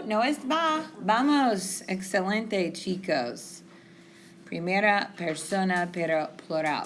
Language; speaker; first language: Spanish; non-native, fluent; English